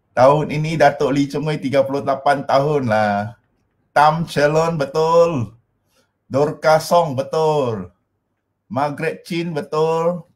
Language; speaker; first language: Malay; non-native, local second language; Min Nan Chinese